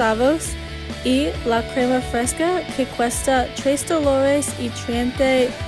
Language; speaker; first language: Spanish; non-native, learner; English